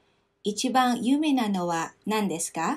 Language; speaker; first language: Japanese; non-native, fluent; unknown